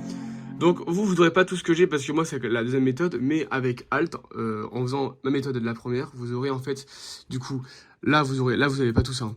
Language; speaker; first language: French; native; French